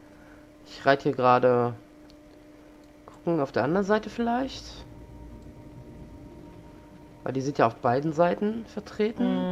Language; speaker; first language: German; native; German